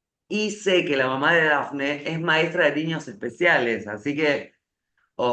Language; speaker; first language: Spanish; native; Spanish